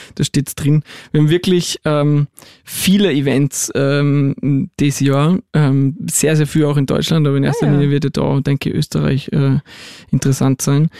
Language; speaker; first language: German; native; German